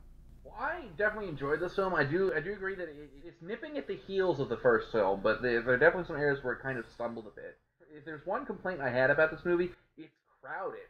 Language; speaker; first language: English; native; English